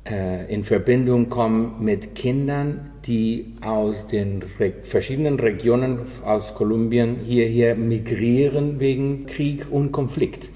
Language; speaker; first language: German; non-native, fluent; Spanish